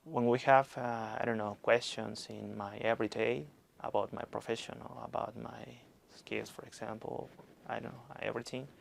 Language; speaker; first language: English; non-native, learner; Spanish